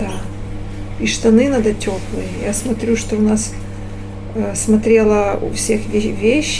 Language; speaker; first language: Russian; native; Russian